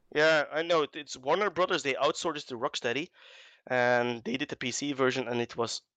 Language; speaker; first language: English; non-native, fluent; Dutch